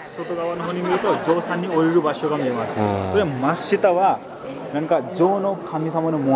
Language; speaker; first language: Japanese; non-native, fluent; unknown